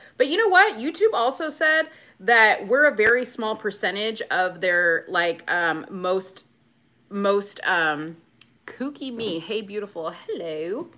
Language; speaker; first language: English; native; English